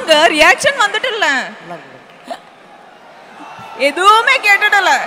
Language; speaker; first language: Tamil; non-native, learner; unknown